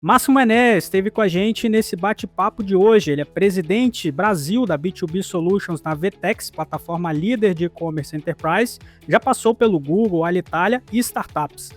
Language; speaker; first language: Portuguese; native; Portuguese